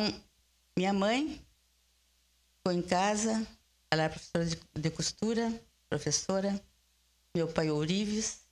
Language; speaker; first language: Portuguese; early bilingual, other home language; Spanish